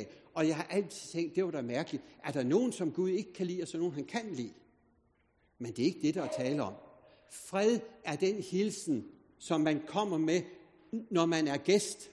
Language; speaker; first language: Danish; native; Danish